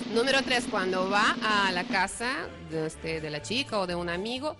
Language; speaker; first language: Spanish; non-native, fluent; Russian